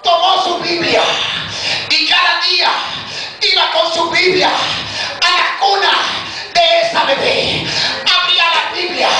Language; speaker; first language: Spanish; native; Spanish